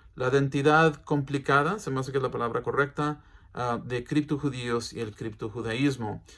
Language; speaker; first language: Spanish; early bilingual, heritage; English